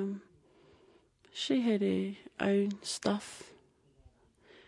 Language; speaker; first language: English; native; English